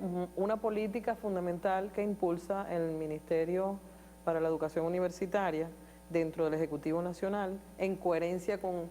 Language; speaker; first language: Spanish; native; Spanish